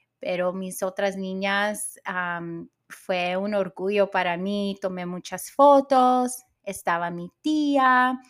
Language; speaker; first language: Spanish; early bilingual, heritage; Spanish